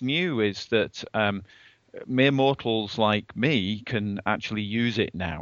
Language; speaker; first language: English; native; English